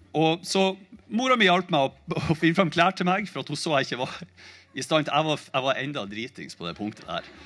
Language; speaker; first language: Norwegian; native; Norwegian